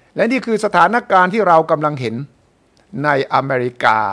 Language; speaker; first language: Thai; native; Thai